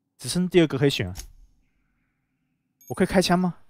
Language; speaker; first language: Chinese; native; Chinese